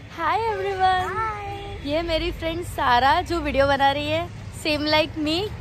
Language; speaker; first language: Hindi; non-native, local second language; Gujarati